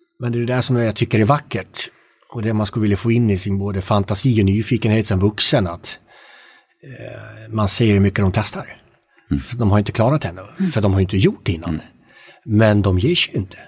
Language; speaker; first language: Swedish; native; Swedish